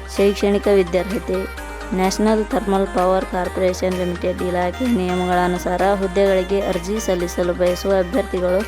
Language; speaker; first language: Kannada; native; Kannada